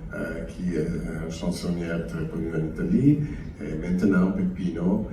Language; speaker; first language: French; non-native, learner; Italian